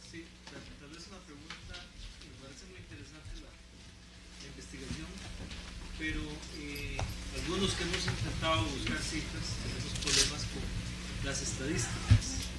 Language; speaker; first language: Spanish; non-native, fluent; Chinese